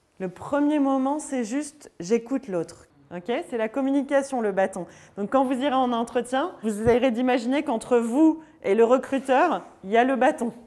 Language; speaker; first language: French; native; French